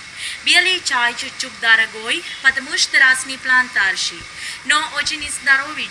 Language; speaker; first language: Russian; non-native, learner; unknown